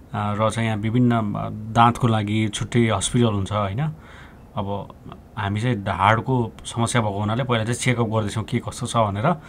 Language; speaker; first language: Nepali; native; Nepali